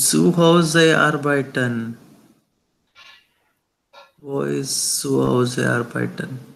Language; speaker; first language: German; non-native, learner; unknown